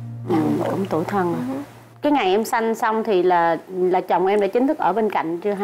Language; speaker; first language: Vietnamese; native; Vietnamese